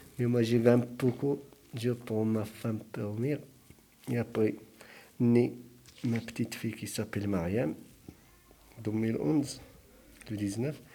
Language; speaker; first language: French; non-native, learner; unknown